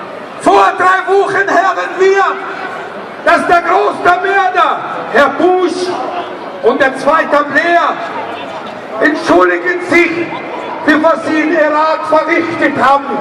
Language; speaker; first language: German; non-native, learner; Arabic